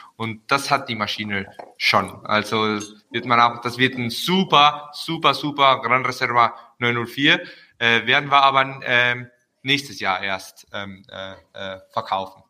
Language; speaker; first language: German; early bilingual, heritage; Spanish